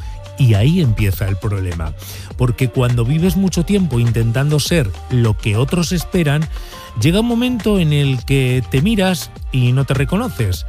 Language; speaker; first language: Spanish; native; Spanish